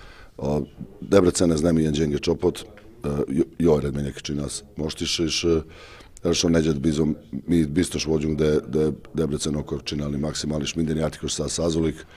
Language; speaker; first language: Hungarian; non-native, learner; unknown